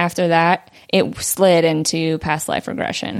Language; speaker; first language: English; early bilingual, other home language; Vietnamese